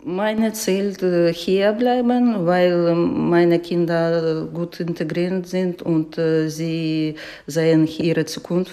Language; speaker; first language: German; non-native, learner; Ukrainian